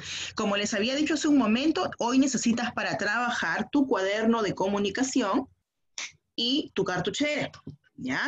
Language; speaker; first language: Spanish; native; Spanish